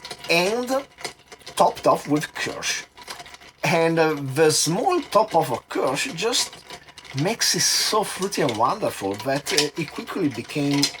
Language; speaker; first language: English; non-native, fluent; Italian